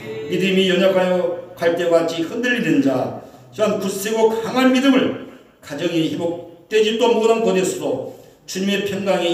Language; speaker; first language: Korean; native; Korean